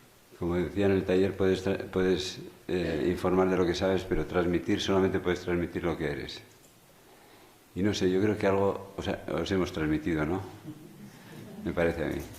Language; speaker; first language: Spanish; native; Spanish